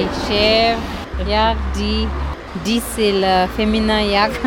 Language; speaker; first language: French; non-native, learner; Tibetan